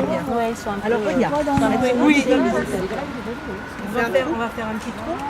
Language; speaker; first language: French; native; French